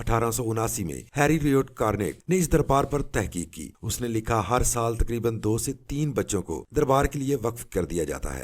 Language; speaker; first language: Urdu; native; Urdu